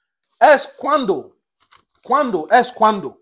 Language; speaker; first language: Spanish; non-native, learner; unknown